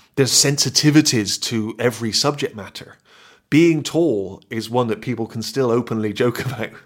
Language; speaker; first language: English; native; English